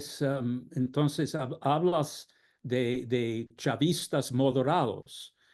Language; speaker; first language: Spanish; non-native, fluent; English